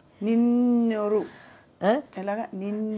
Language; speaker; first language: Telugu; native; Telugu